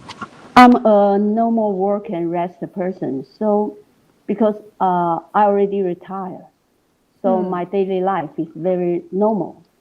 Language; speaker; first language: English; non-native, learner; Chinese